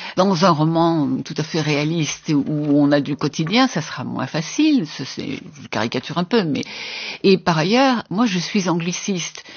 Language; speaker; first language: French; native; French